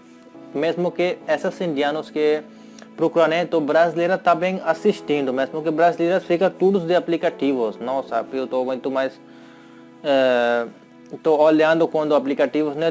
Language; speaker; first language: Portuguese; non-native, learner; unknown